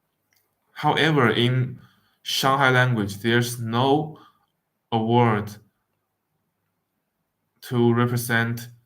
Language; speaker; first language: English; non-native, fluent; Wu Chinese